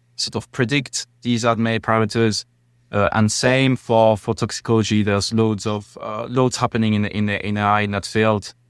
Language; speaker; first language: English; non-native, fluent; French